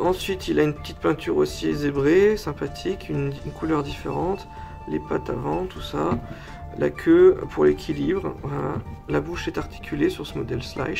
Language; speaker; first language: French; native; French